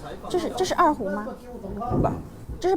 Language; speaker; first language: Chinese; native; Chinese